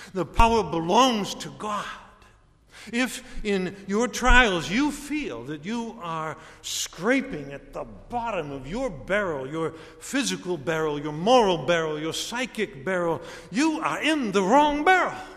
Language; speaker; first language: English; native; English